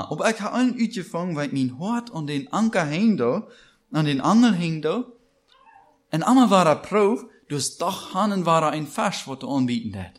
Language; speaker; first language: German; non-native, learner; Plautdietsch